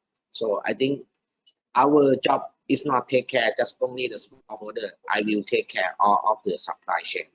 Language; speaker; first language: English; non-native, learner; Thai